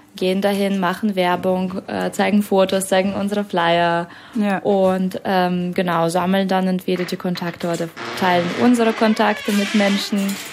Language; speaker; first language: German; non-native, fluent; Russian